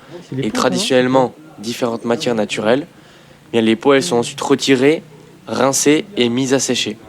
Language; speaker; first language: French; native; French